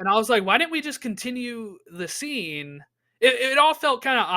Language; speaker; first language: English; native; English